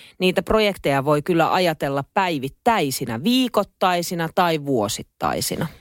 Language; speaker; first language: Finnish; native; Finnish